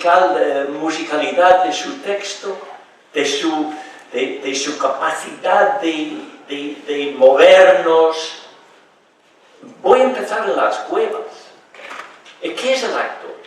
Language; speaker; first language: Spanish; non-native, fluent; English